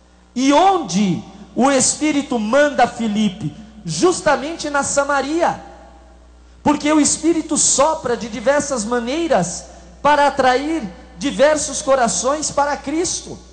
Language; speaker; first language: Portuguese; native; Portuguese